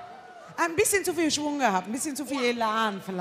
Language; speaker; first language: German; native; German